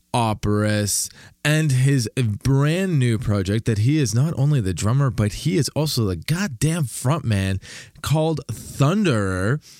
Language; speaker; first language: English; native; English